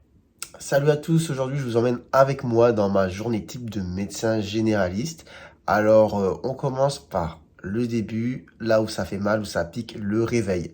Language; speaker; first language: French; native; French